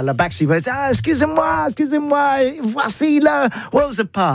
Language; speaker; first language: French; non-native, learner; English